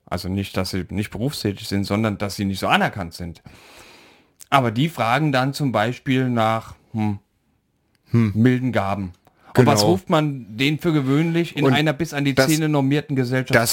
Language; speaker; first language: German; native; German